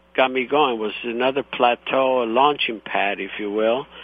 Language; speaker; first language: English; non-native, fluent; Croatian